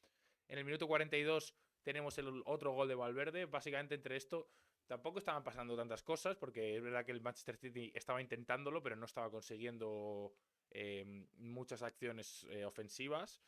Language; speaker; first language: Spanish; native; Spanish